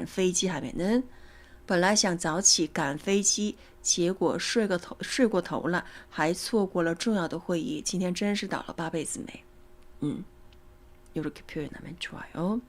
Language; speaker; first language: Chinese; native; Chinese